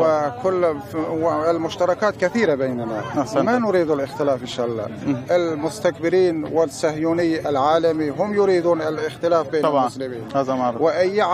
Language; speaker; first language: Arabic; non-native, fluent; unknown